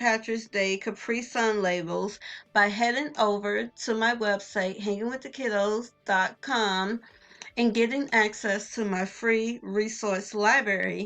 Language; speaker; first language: English; native; English